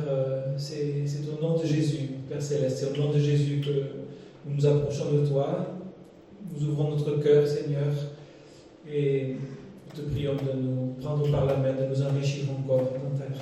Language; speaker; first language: French; native; French